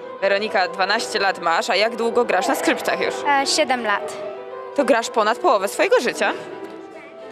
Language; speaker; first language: Polish; native; Polish